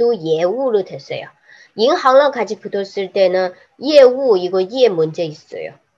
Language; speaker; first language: Korean; non-native, fluent; Chinese